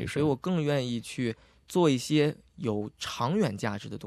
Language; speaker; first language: Chinese; native; Chinese